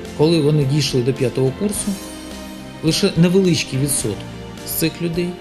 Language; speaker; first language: Ukrainian; native; Ukrainian